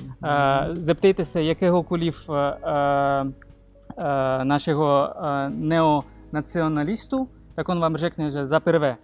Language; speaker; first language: Czech; non-native, fluent; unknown